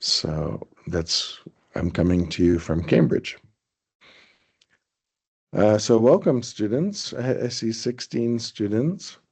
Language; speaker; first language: English; non-native, fluent; Thai